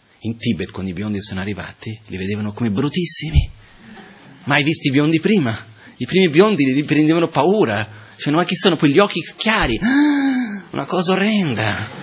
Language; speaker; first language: Italian; non-native, fluent; Portuguese